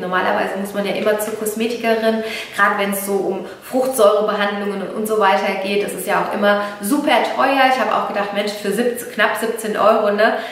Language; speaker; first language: German; early bilingual, other home language; Italian